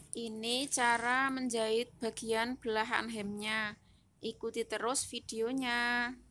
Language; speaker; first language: Indonesian; native; Indonesian